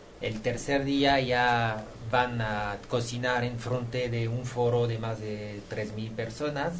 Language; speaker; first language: Spanish; non-native, fluent; French